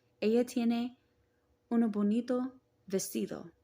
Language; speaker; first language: Spanish; non-native, learner; English